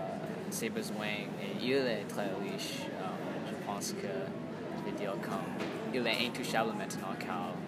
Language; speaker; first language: French; non-native, learner; English